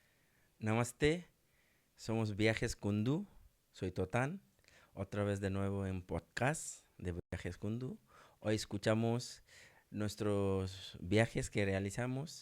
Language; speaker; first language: Spanish; non-native, learner; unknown